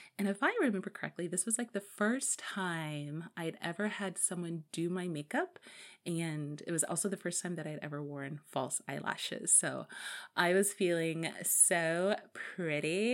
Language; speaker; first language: English; native; English